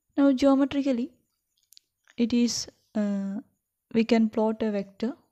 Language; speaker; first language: English; non-native, local second language; Malayalam